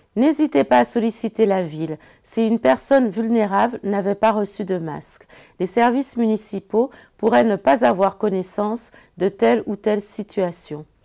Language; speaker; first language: French; native; French